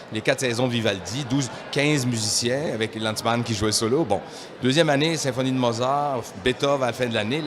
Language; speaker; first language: French; native; French